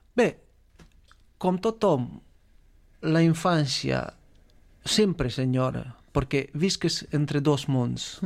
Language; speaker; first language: Catalan; non-native, fluent; Romanian